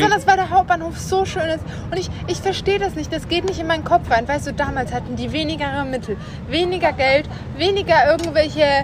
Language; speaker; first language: German; native; German